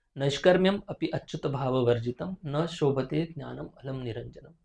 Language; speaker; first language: Hindi; non-native, local second language; Marathi